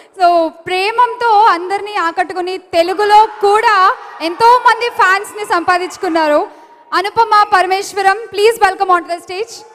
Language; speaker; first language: Telugu; native; Telugu